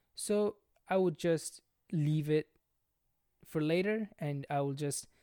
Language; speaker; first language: English; non-native, local second language; Bangla